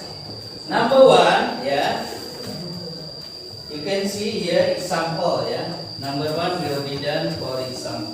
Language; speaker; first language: English; non-native, learner; Indonesian